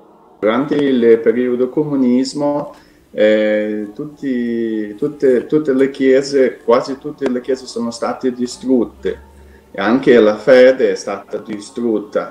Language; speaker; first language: Italian; non-native, fluent; Ukrainian